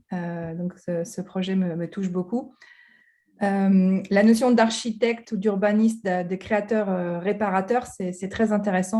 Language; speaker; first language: French; native; French